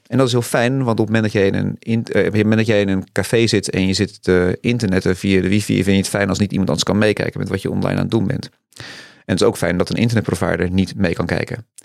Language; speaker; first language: Dutch; native; Dutch